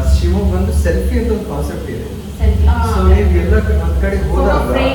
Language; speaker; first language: Kannada; non-native, local second language; Punjabi